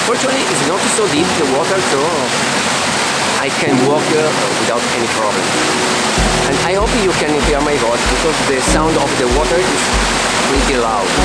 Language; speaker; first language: English; non-native, fluent; Italian